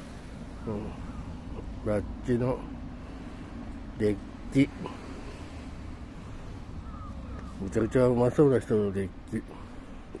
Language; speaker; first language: Japanese; native; Japanese